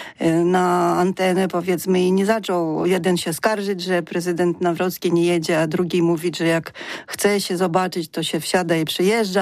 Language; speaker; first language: Polish; non-native, fluent; Ukrainian